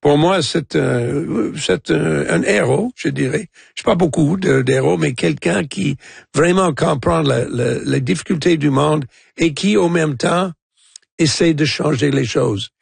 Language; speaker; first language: French; non-native, local second language; English